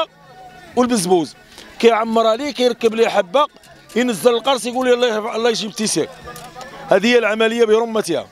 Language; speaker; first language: Arabic; native; Arabic